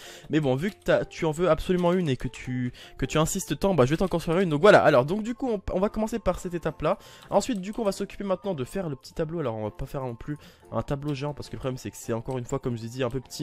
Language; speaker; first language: French; native; French